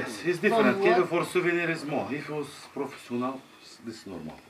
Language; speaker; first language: English; non-native, learner; Bulgarian